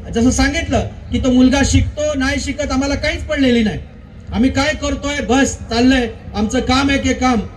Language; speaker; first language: Marathi; native; Marathi